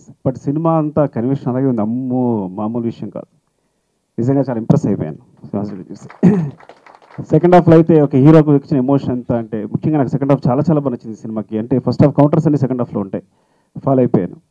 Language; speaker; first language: Telugu; native; Telugu